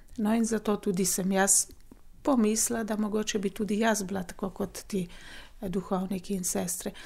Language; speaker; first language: Slovenian; non-native, fluent; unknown